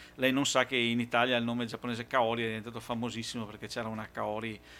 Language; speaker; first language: Italian; native; Italian